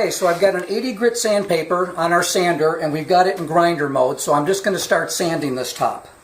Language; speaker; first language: English; native; English